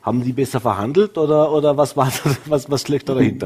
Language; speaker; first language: German; native; German